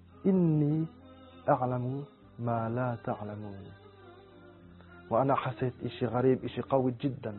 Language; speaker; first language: Arabic; non-native, fluent; French